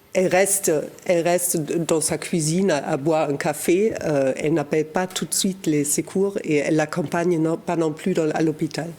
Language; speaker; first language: French; non-native, fluent; German